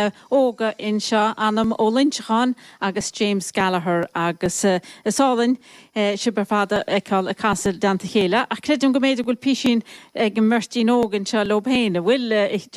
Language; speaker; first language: Irish; native; Irish